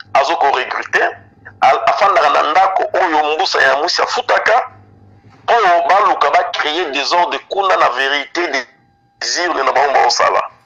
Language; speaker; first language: French; non-native, local second language; Lingala